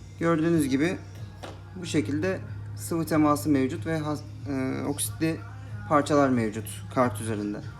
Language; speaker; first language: Turkish; native; Turkish